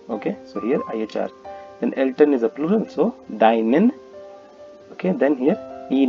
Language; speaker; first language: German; non-native, fluent; Hindi